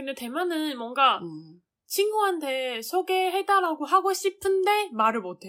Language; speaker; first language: Korean; non-native, learner; Chinese